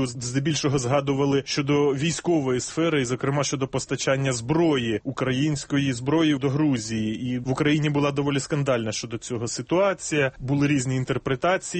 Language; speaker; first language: Ukrainian; native; Ukrainian